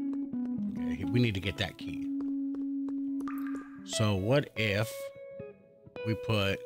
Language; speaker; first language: English; native; English